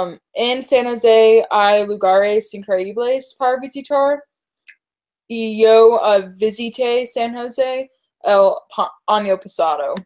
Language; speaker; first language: Spanish; non-native, learner; English